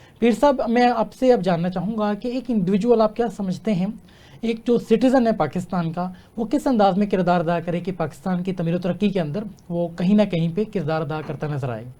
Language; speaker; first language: Urdu; native; Urdu